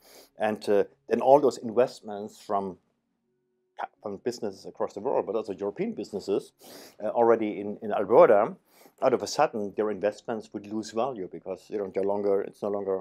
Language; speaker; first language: English; non-native, fluent; German